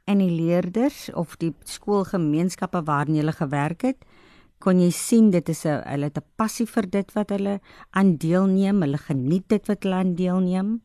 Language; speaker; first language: Afrikaans; native; Afrikaans